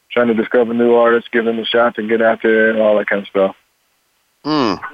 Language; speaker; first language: English; native; English